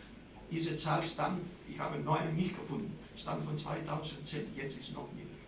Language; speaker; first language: German; non-native, fluent; Greek